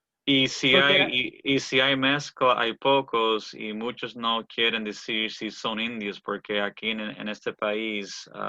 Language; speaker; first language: Spanish; early bilingual, heritage; English